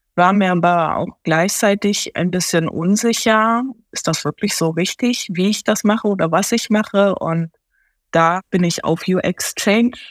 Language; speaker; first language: German; early bilingual, other home language; Japanese